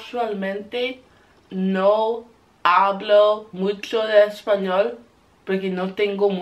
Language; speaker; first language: Spanish; non-native, learner; English